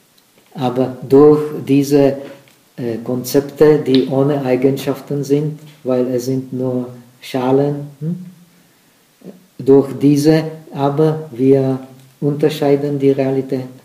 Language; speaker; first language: German; non-native, fluent; Czech